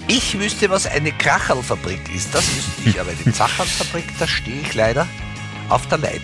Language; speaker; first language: German; native; German